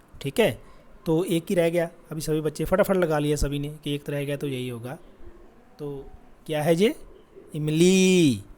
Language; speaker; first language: Hindi; non-native, local second language; Punjabi